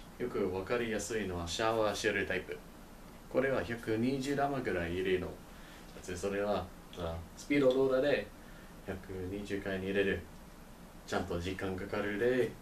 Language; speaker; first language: Japanese; non-native, learner; English